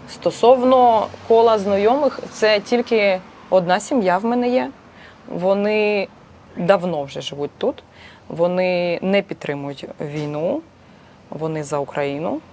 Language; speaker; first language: Ukrainian; non-native, local second language; Russian